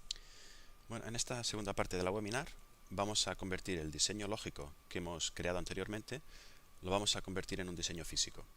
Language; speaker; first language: Spanish; native; Spanish